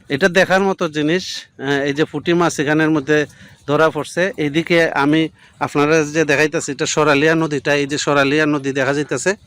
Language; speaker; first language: Bangla; native; Bangla